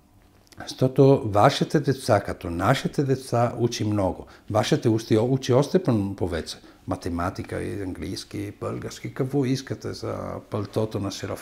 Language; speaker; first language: Bulgarian; non-native, fluent; Italian